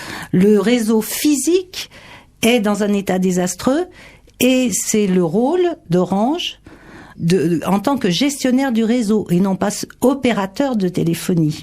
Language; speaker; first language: French; native; French